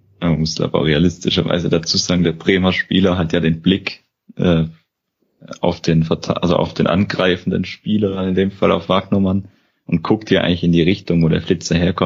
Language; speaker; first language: German; native; German